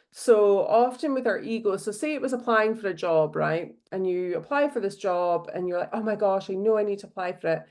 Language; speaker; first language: English; native; English